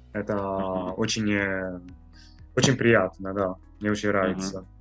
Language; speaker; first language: Russian; non-native, fluent; Italian